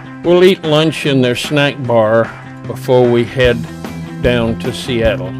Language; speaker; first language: English; native; English